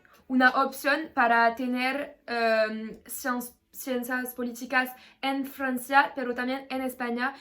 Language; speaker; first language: Spanish; non-native, learner; French